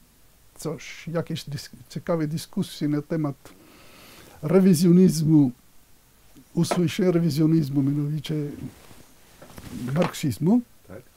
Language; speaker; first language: Polish; non-native, fluent; Italian